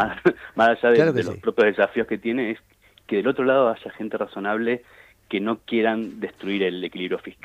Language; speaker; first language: Spanish; native; Spanish